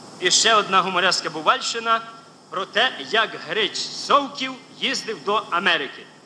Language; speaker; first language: Ukrainian; native; Ukrainian